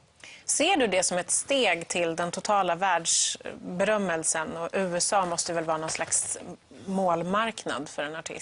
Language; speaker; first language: Swedish; native; Swedish